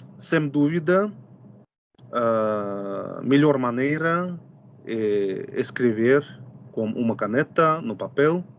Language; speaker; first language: Portuguese; non-native, fluent; Russian